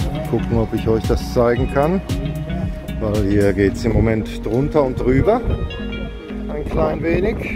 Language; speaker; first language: German; native; German